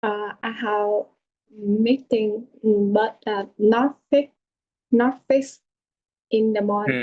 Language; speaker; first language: English; non-native, learner; Vietnamese